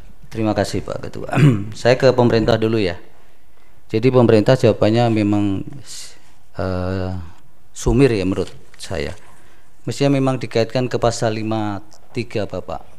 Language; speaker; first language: Indonesian; native; Indonesian